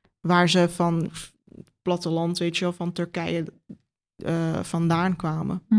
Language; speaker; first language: Dutch; early bilingual, other home language; Turkish